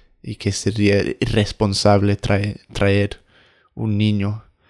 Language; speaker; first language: Spanish; non-native, fluent; English